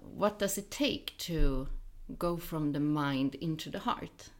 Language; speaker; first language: English; non-native, fluent; Swedish